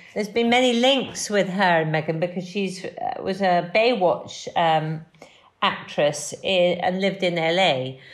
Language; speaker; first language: English; native; English